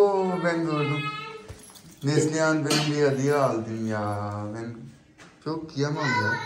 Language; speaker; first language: Turkish; non-native, learner; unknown